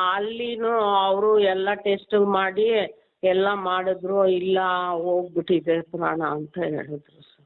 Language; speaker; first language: Kannada; native; Kannada